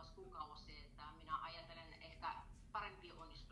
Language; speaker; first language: Finnish; non-native, learner; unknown